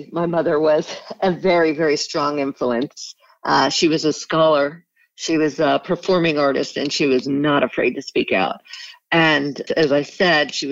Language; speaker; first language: English; native; English